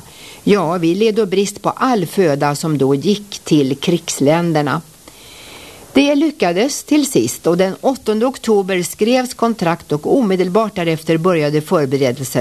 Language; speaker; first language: Swedish; native; Swedish